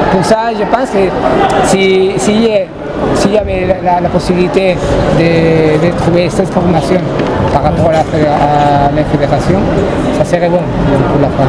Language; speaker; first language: French; non-native, fluent; Spanish